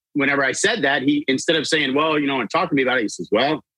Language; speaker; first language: English; native; English